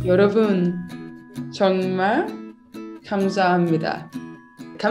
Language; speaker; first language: Korean; non-native, learner; Danish